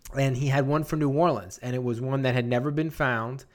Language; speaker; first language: English; native; English